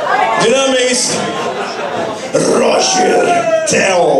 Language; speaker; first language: German; non-native, learner; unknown